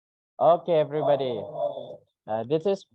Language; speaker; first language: English; non-native, fluent; Indonesian